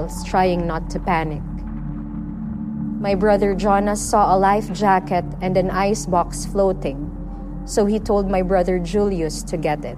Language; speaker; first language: English; non-native, local second language; Waray